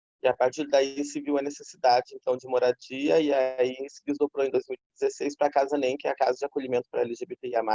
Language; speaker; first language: Portuguese; native; Portuguese